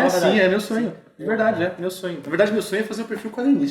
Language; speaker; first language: Portuguese; native; Portuguese